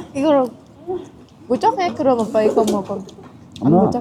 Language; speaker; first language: Korean; non-native, learner; Vietnamese